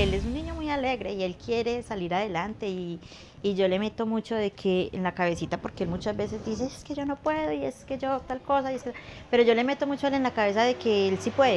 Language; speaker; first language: Spanish; native; Spanish